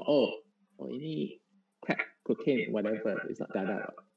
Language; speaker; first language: English; non-native, local second language; Chinese